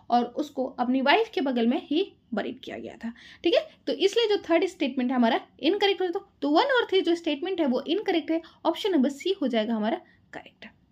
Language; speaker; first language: Hindi; native; Hindi